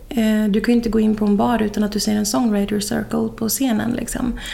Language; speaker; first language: Swedish; native; Swedish